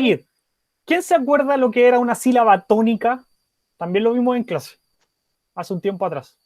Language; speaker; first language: Spanish; native; Spanish